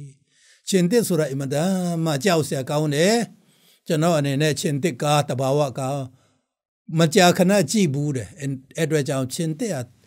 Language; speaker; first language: Burmese; non-native, local second language; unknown